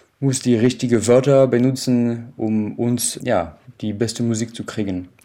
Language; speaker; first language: German; non-native, fluent; French